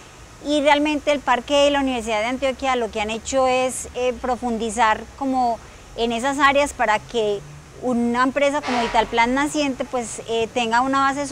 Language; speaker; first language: Spanish; native; Spanish